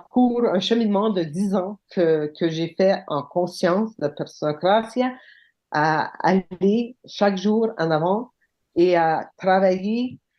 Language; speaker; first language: French; non-native, local second language; English